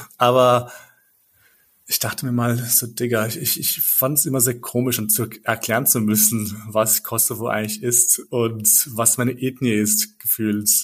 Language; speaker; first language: German; early bilingual, other home language; Albanian